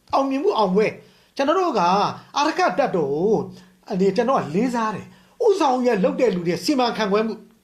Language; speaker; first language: Burmese; native; Burmese